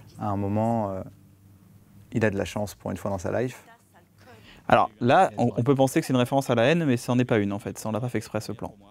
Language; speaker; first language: French; native; French